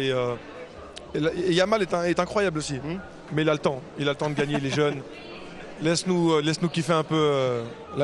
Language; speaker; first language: French; native; French